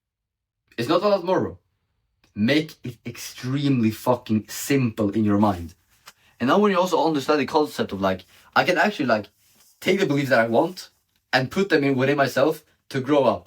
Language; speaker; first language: English; non-native, fluent; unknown